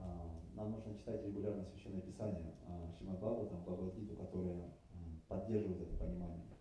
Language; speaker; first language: Russian; native; Russian